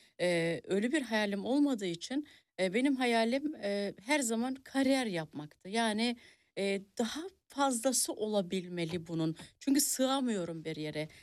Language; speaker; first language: Turkish; early bilingual, heritage; Turkish